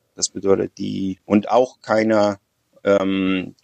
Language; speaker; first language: German; non-native, fluent; English